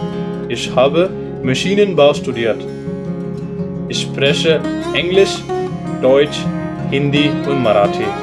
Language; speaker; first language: German; non-native, fluent; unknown